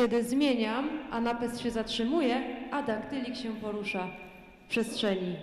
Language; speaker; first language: Polish; native; Polish